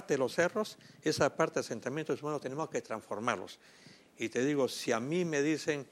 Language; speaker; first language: Spanish; native; Spanish